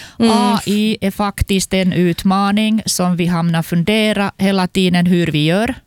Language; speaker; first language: Swedish; non-native, local second language; Finnish